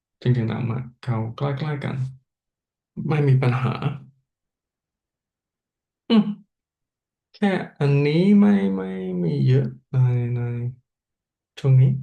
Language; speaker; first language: Thai; non-native, learner; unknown